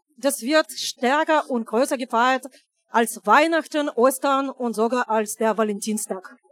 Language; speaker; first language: German; non-native, fluent; Russian